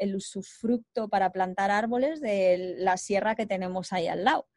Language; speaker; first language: Spanish; native; Spanish